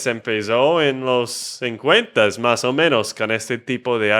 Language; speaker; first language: Spanish; non-native, fluent; English